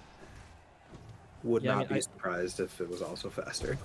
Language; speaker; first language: English; native; English